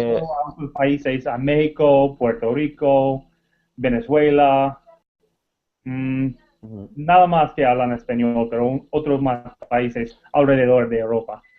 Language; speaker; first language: Spanish; non-native, learner; English